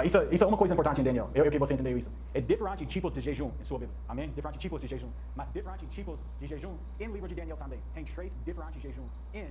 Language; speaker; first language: Portuguese; non-native, learner; English